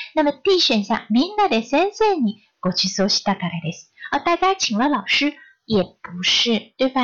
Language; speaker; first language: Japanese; non-native, fluent; Chinese